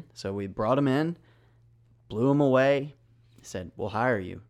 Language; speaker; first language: English; native; English